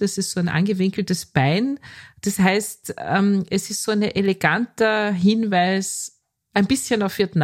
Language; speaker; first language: German; native; German